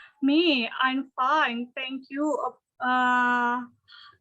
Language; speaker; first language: English; non-native, learner; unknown